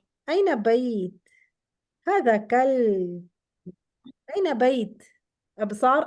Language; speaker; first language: Arabic; non-native, fluent; Urdu